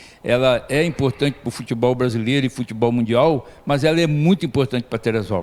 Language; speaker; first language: Portuguese; native; Portuguese